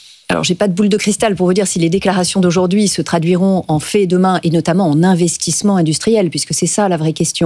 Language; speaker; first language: French; native; French